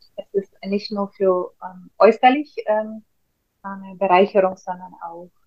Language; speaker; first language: German; non-native, fluent; Russian